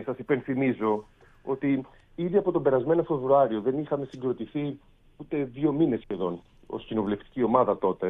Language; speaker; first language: Greek; native; Greek